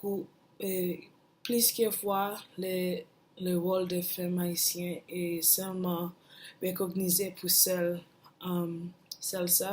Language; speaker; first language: French; non-native, learner; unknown